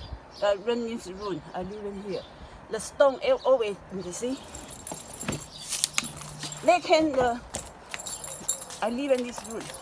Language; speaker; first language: English; non-native, learner; Chinese